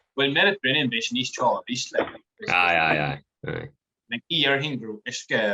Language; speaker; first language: Irish; native; Irish